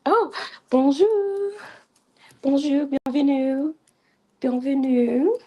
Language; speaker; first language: French; non-native, learner; English